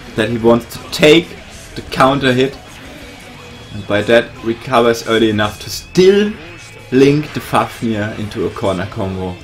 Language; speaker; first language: English; non-native, fluent; German